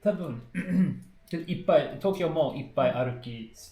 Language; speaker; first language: Japanese; non-native, learner; English